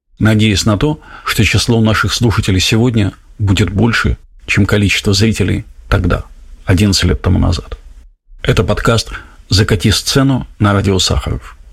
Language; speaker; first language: Russian; native; Russian